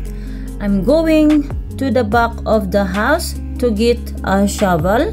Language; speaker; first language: English; non-native, learner; Filipino